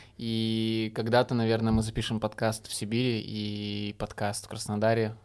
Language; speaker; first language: Russian; native; Russian